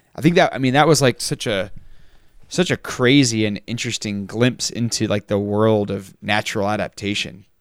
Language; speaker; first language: English; native; English